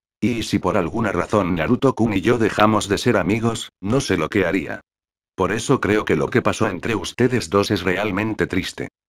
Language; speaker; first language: Spanish; native; Spanish